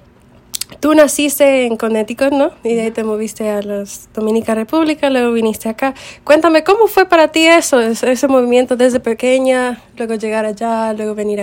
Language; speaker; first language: Spanish; early bilingual, heritage; Spanish